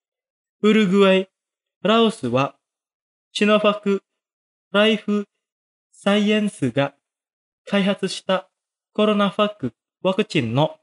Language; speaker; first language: Japanese; non-native, fluent; Indonesian